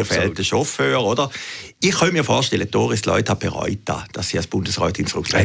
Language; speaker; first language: German; native; German